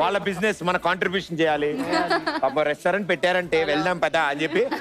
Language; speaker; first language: Telugu; native; Telugu